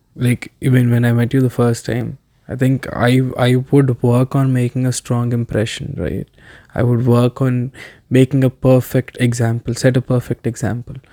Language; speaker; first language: English; non-native, local second language; Telugu